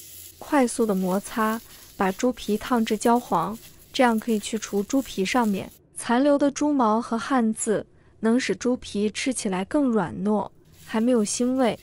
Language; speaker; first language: Chinese; native; Chinese